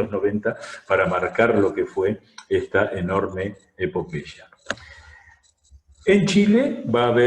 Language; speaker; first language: Spanish; native; Spanish